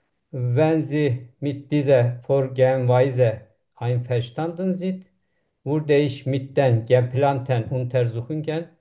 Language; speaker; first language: German; non-native, learner; Turkish